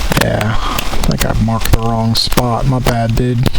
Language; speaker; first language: English; native; English